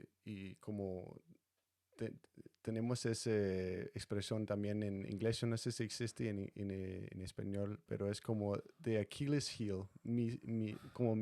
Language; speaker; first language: Spanish; non-native, fluent; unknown